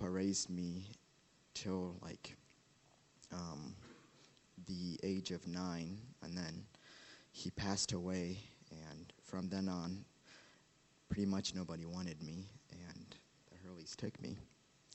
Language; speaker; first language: English; non-native, local second language; Ganda